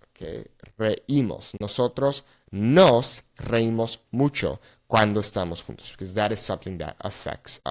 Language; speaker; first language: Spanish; non-native, fluent; English